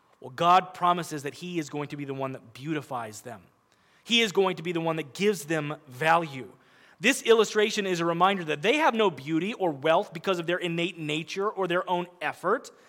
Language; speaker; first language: English; native; English